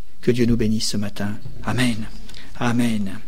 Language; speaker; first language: French; native; French